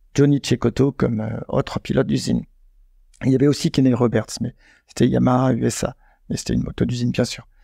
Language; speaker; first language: French; native; French